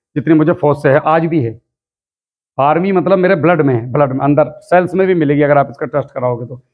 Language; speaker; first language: Hindi; native; Hindi